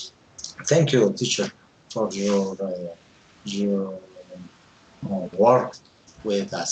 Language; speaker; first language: English; non-native, learner; Spanish